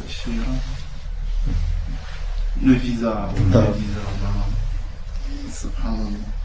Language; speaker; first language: Arabic; non-native, learner; French